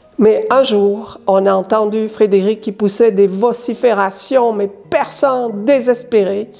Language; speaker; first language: French; native; French